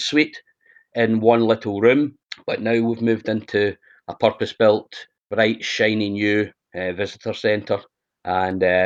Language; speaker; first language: English; native; English